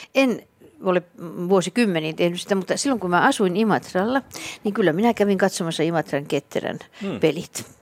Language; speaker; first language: Finnish; native; Finnish